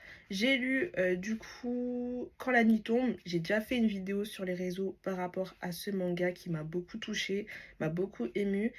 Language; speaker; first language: French; native; French